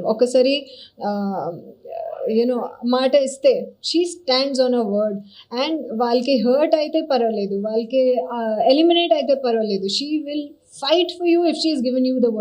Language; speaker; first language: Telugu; non-native, learner; Hindi